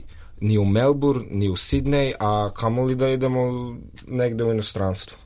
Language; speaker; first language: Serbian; early bilingual, heritage; Serbian